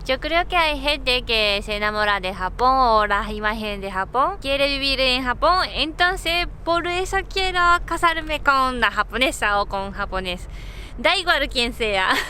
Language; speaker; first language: Spanish; non-native, fluent; Japanese